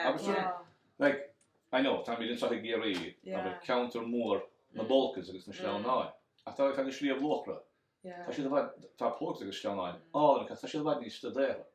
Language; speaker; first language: Irish; native; Irish